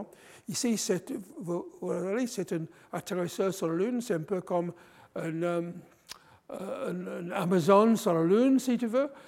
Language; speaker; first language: French; non-native, fluent; English